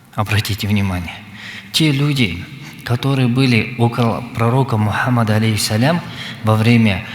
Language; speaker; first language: Russian; non-native, local second language; Kazakh